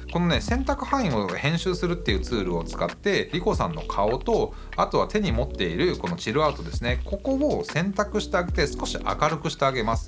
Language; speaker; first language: Japanese; native; Japanese